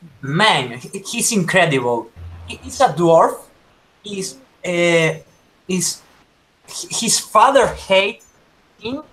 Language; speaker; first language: English; non-native, learner; Spanish